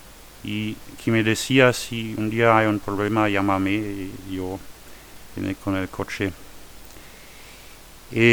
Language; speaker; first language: Spanish; non-native, learner; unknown